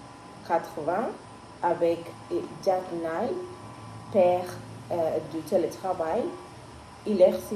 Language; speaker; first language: French; non-native, learner; Spanish